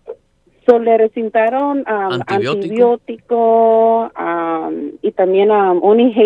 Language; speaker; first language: Spanish; early bilingual, other home language; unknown